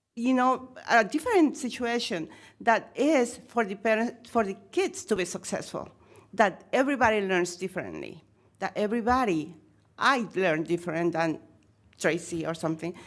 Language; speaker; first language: English; non-native, fluent; Spanish